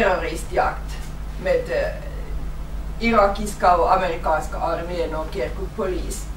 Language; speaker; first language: Swedish; non-native, fluent; Finnish